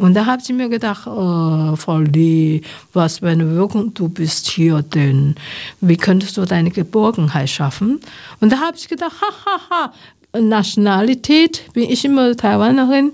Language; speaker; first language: German; non-native, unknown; Chinese